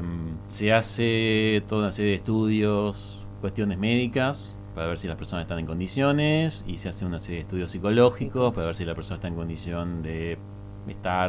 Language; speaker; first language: Spanish; native; Spanish